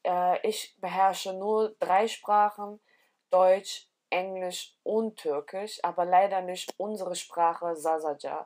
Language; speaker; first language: German; early bilingual, other home language; Turkish